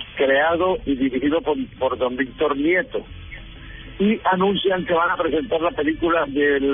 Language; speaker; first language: Spanish; native; Spanish